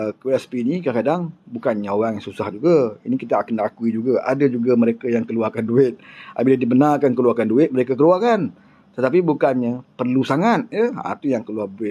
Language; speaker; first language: Malay; native; Malay